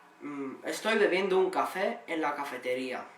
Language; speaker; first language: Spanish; non-native, learner; Polish